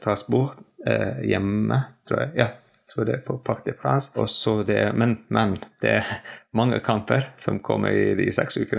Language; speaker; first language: Norwegian; non-native, fluent; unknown